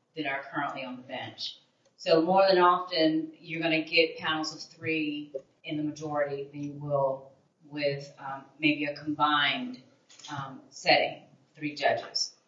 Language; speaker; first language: English; native; English